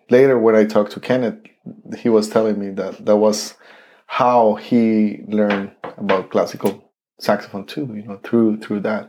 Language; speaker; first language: English; non-native, fluent; Spanish